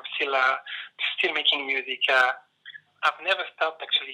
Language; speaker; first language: English; non-native, fluent; French